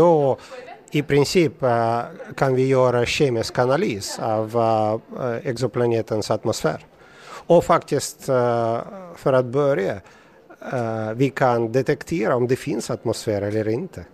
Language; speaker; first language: Swedish; non-native, fluent; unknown